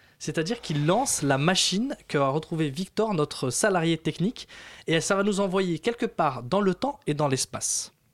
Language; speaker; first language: French; native; French